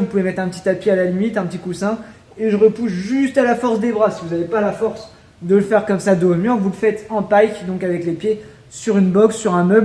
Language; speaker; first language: French; native; French